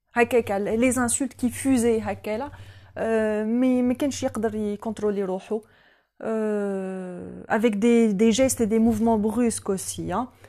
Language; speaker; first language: French; non-native, local second language; Arabic